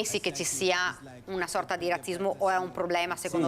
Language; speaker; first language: Italian; native; Italian